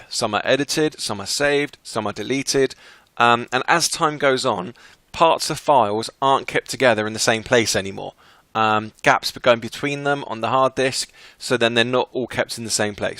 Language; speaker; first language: English; native; English